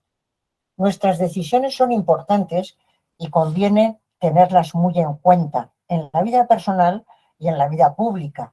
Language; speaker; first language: Spanish; native; Spanish